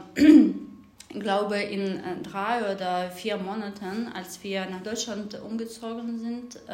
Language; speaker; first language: German; non-native, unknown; Ukrainian